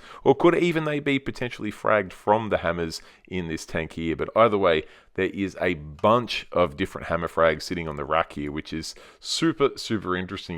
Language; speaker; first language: English; native; English